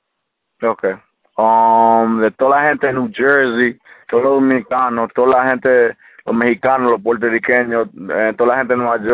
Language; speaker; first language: Spanish; early bilingual, heritage; English